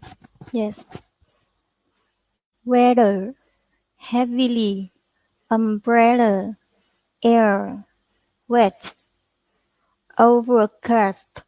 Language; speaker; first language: English; non-native, learner; Vietnamese